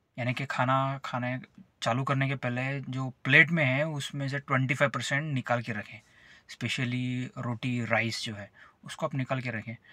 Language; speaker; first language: Hindi; non-native, local second language; Marathi